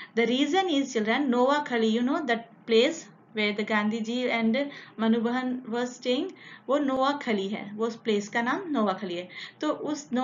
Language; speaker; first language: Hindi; non-native, local second language; Telugu